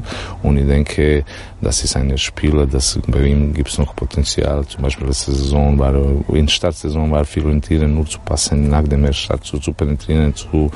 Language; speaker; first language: German; non-native, learner; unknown